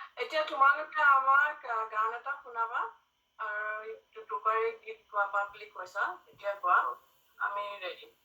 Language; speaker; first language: Assamese; native; Assamese